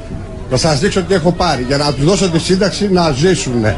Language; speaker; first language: Greek; native; Greek